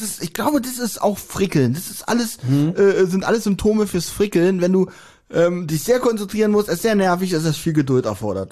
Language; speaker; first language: German; native; German